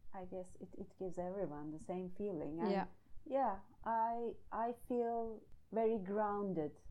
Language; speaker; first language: English; non-native, fluent; Turkish